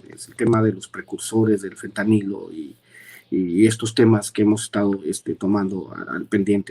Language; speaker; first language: Spanish; native; Spanish